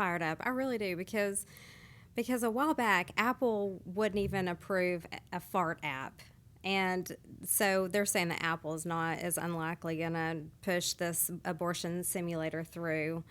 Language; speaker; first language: English; native; English